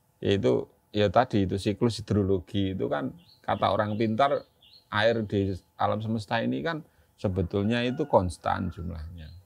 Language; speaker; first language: Indonesian; non-native, local second language; Javanese